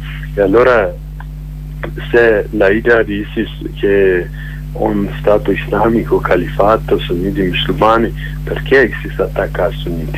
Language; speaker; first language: Italian; non-native, learner; Kurdish